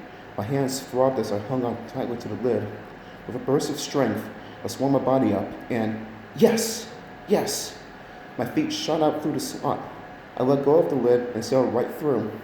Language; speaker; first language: English; native; English